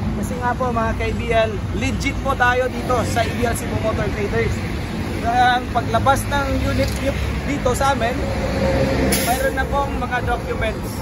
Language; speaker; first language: Filipino; non-native, local second language; Cebuano